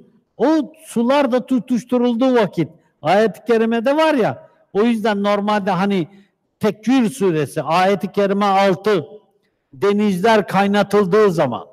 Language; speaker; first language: Turkish; native; Turkish